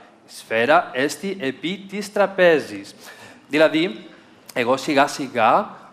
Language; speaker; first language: Greek; non-native, fluent; Spanish